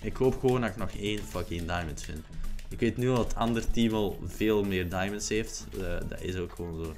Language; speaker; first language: Dutch; native; Dutch